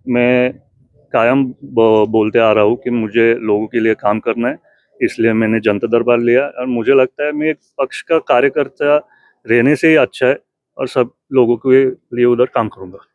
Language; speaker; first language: Hindi; non-native, local second language; Marathi